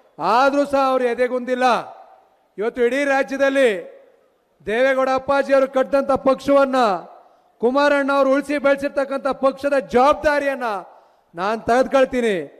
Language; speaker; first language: Kannada; native; Kannada